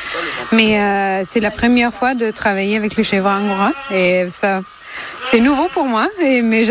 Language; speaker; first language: French; non-native, fluent; German